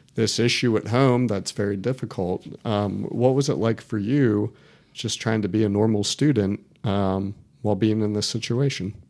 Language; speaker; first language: English; native; English